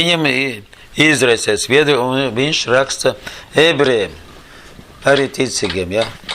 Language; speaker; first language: Latvian; non-native, learner; Russian